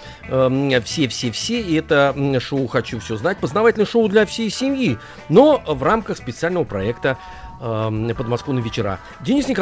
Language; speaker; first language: Russian; native; Russian